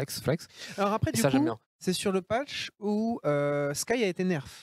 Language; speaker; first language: French; native; French